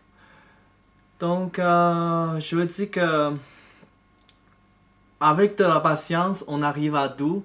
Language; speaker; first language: French; non-native, fluent; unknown